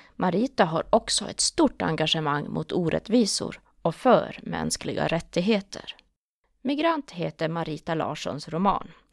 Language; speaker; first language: Swedish; native; Swedish